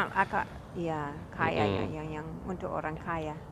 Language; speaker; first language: Indonesian; non-native, fluent; English